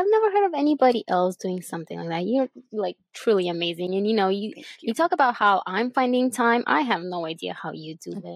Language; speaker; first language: English; non-native, fluent; Bulgarian